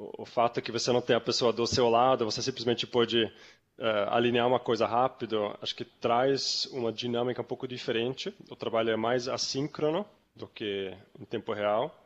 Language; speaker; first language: Portuguese; non-native, fluent; German